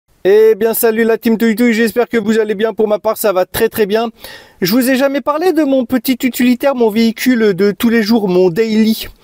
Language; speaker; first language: French; native; French